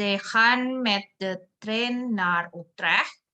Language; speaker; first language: Dutch; non-native, learner; Indonesian